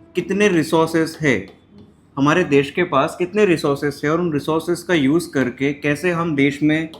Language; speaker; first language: Hindi; non-native, local second language; Marathi